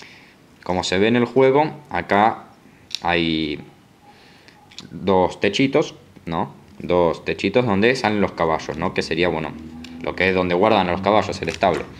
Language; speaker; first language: Spanish; native; Spanish